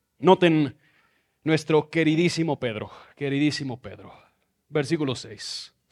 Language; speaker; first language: Spanish; non-native, fluent; English